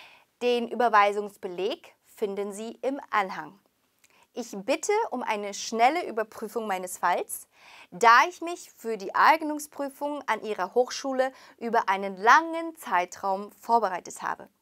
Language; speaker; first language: German; non-native, fluent; Korean